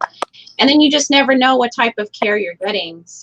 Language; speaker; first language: English; native; English